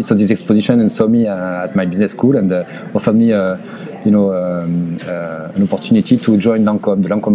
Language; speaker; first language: English; non-native, fluent; French